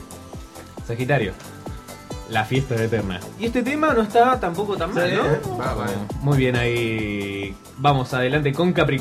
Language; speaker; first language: Spanish; native; Spanish